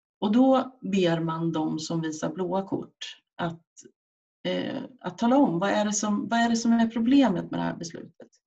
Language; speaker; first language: Swedish; native; Swedish